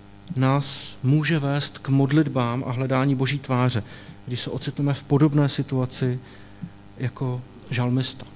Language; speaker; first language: Czech; native; Czech